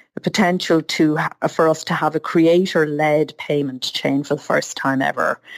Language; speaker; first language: English; native; English